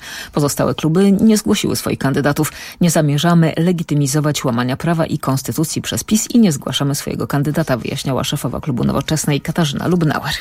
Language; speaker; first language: Polish; native; Polish